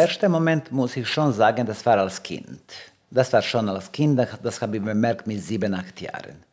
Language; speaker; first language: German; non-native, learner; Serbian